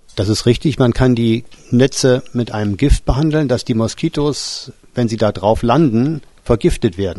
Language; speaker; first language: German; native; German